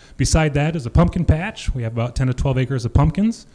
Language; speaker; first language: English; native; English